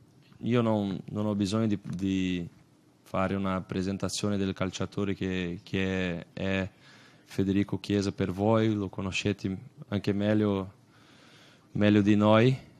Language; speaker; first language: Italian; non-native, fluent; Portuguese